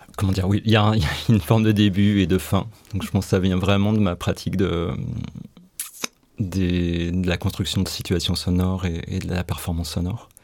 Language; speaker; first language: French; native; French